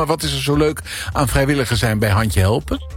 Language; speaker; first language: Dutch; native; Dutch